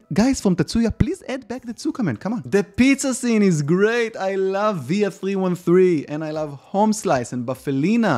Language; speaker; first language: English; non-native, fluent; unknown